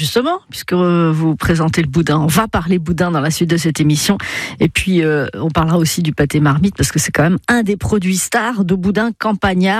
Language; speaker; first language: French; native; French